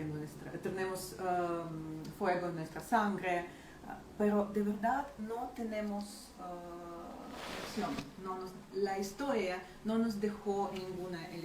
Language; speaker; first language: Spanish; non-native, fluent; Ukrainian